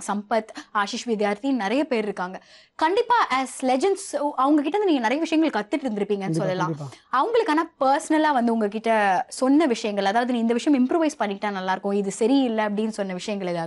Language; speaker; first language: Tamil; native; Tamil